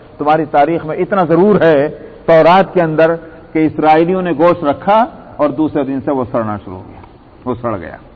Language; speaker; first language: Urdu; native; Urdu